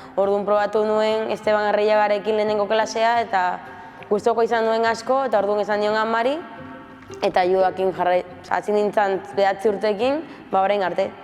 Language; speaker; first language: Basque; early bilingual, other home language; Spanish